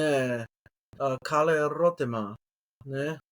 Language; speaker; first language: Greek; non-native, learner; English